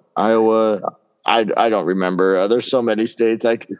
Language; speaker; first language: English; native; English